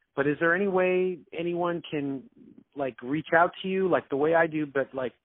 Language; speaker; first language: English; native; English